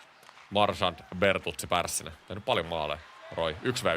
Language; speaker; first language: Finnish; native; Finnish